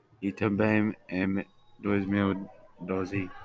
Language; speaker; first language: Portuguese; non-native, learner; Spanish